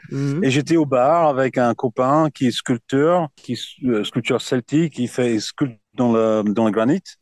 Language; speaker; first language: French; non-native, fluent; English